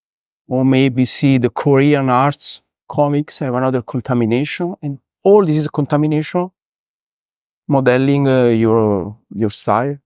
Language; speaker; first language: English; non-native, learner; Italian